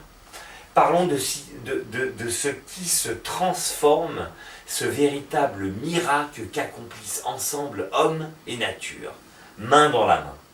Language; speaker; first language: French; native; French